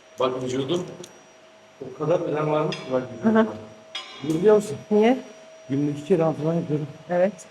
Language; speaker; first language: Turkish; native; Turkish